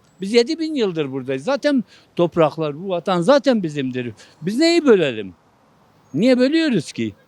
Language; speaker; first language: Turkish; non-native, local second language; Kurdish